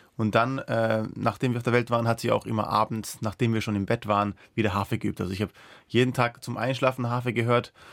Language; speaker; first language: German; non-native, local second language; Persian